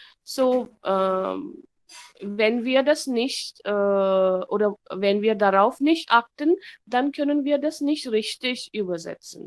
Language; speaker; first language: German; non-native, learner; Hindi